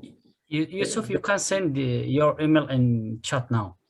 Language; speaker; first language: English; non-native, fluent; Arabic